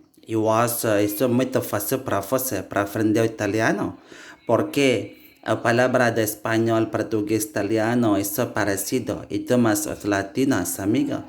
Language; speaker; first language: Portuguese; non-native, learner; Indonesian